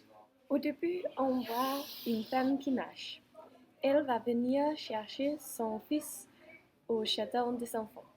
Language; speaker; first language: French; non-native, learner; Danish